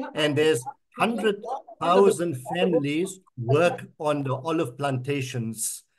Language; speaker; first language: English; native; English